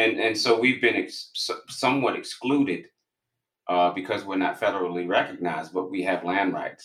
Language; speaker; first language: English; native; English